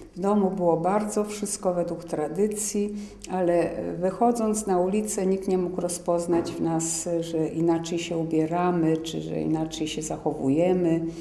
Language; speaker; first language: Polish; native; Polish